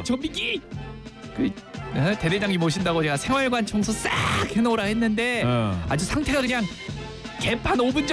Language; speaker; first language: Korean; native; Korean